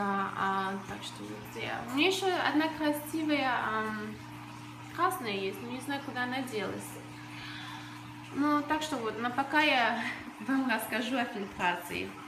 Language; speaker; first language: Russian; early bilingual, other home language; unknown